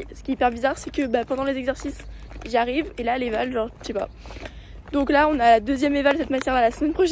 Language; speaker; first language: French; native; French